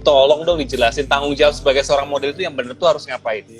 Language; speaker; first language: Indonesian; native; Indonesian